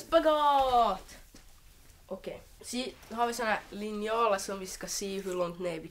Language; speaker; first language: Swedish; native; Swedish